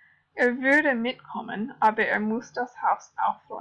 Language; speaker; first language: German; non-native, fluent; English